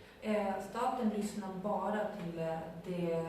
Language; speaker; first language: Swedish; non-native, fluent; Spanish